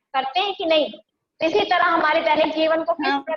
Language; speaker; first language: Hindi; native; Hindi